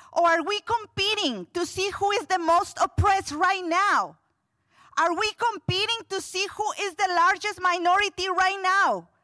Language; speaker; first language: English; non-native, fluent; Spanish